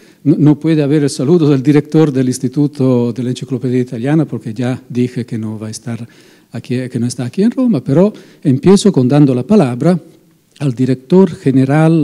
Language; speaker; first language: Spanish; non-native, fluent; Italian